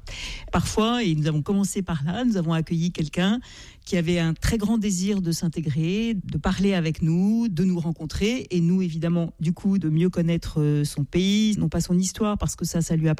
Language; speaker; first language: French; native; French